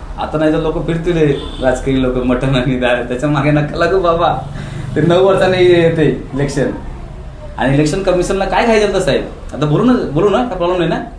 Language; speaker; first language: Marathi; non-native, local second language; Hindi